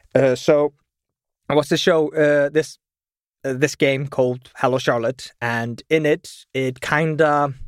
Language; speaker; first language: English; non-native, fluent; German